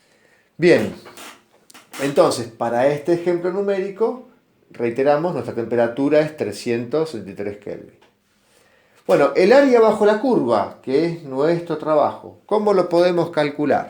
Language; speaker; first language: Spanish; native; Spanish